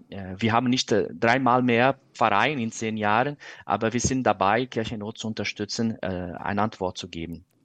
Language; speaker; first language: German; non-native, fluent; Portuguese